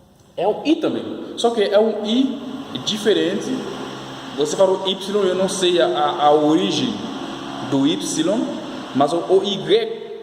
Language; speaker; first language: Portuguese; non-native, fluent; Haitian Creole